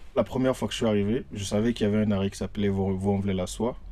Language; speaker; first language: French; non-native, local second language; Lingala